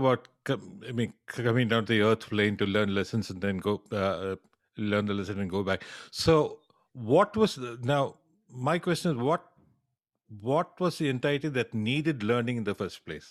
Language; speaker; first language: English; non-native, local second language; Tamil